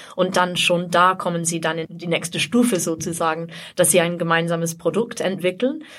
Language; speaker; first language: German; non-native, fluent; English